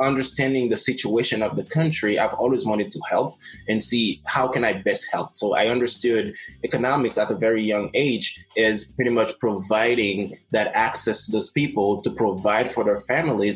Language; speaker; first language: English; non-native, fluent; Haitian Creole